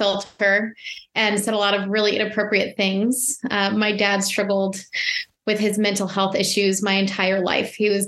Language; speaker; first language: English; native; English